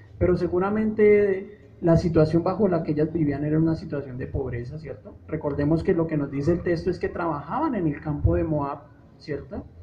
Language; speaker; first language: Spanish; native; Spanish